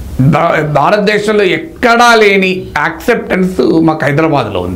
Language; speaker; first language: Telugu; native; Telugu